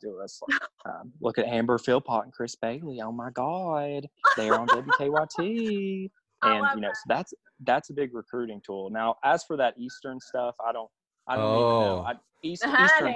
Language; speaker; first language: English; native; English